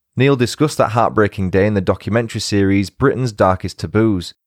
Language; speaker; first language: English; native; English